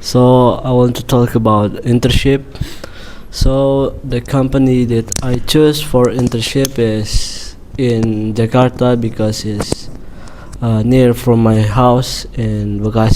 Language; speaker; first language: English; non-native, learner; Indonesian